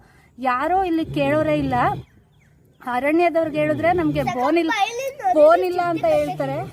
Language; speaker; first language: Kannada; native; Kannada